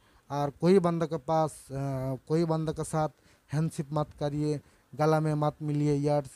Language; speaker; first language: Hindi; non-native, learner; Bangla